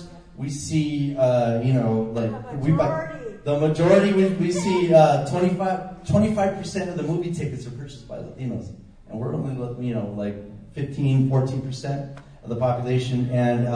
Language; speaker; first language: English; native; English